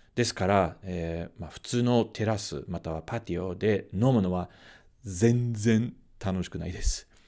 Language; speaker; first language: Japanese; non-native, fluent; English